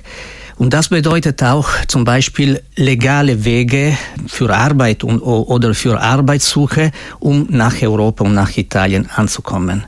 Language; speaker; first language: German; non-native, fluent; Italian